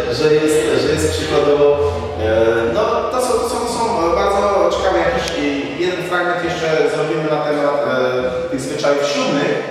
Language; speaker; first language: Polish; native; Polish